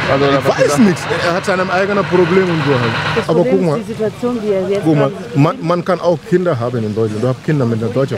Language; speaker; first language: German; non-native, learner; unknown